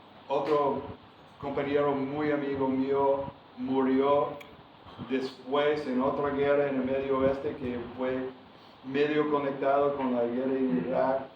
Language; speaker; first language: Spanish; non-native, fluent; English